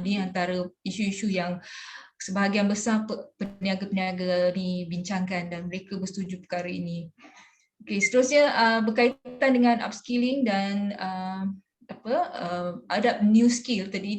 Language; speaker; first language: Malay; native; Malay